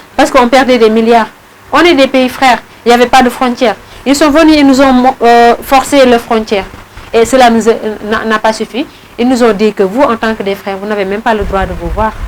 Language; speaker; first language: French; non-native, local second language; Wolof